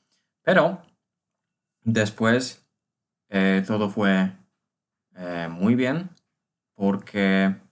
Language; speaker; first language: Spanish; non-native, learner; Polish